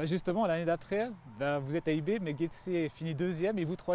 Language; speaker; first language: French; native; French